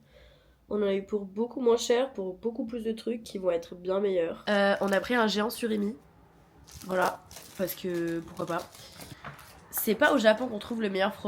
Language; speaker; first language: French; native; French